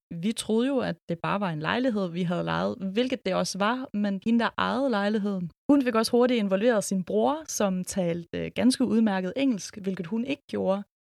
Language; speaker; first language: Danish; early bilingual, other home language; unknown